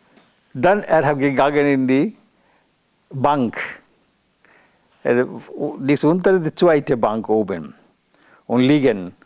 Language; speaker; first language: German; non-native, learner; Bangla